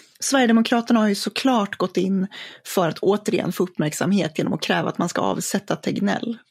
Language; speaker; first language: Swedish; native; Swedish